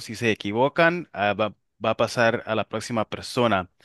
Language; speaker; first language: Spanish; non-native, local second language; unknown